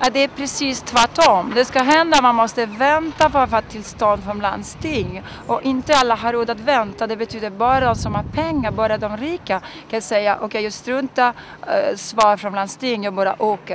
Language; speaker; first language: Swedish; non-native, fluent; Italian